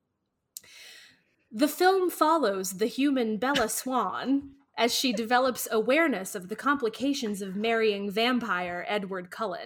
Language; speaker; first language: English; native; English